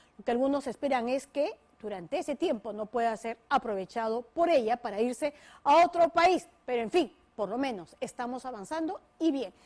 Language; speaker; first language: Spanish; native; Spanish